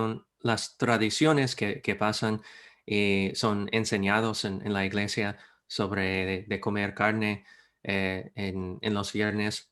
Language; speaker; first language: Spanish; non-native, fluent; English